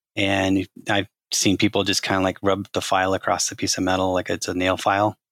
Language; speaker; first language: English; native; English